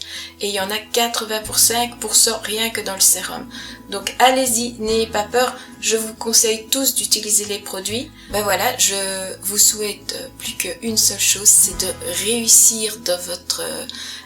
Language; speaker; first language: French; native; French